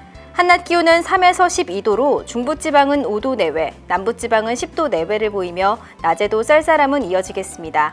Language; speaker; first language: Korean; native; Korean